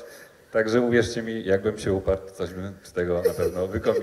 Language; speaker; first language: Polish; native; Polish